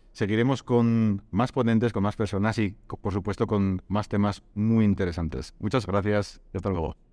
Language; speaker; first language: Spanish; native; Spanish